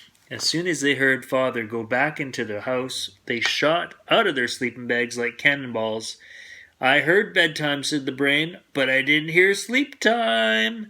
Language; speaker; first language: English; native; English